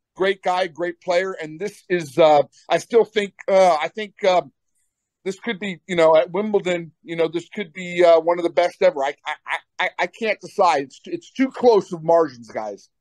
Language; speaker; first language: English; native; English